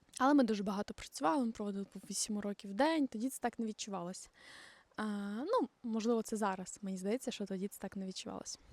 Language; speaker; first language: Ukrainian; non-native, local second language; Russian